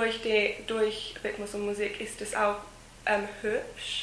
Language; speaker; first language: German; non-native, fluent; English